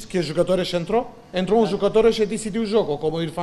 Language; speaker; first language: Portuguese; non-native, learner; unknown